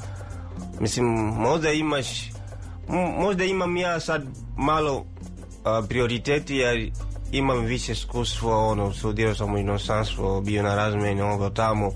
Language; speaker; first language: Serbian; non-native, learner; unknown